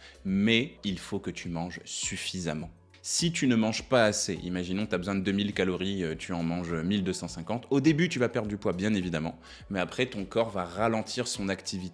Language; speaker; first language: French; native; French